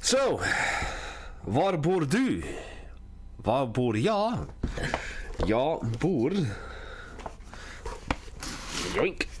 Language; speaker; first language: Swedish; non-native, learner; English